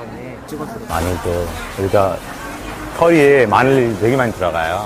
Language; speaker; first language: Korean; non-native, fluent; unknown